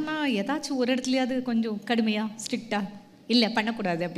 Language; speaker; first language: Tamil; native; Tamil